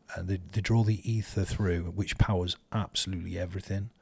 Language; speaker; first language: English; native; English